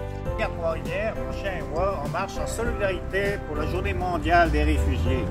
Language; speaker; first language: French; native; French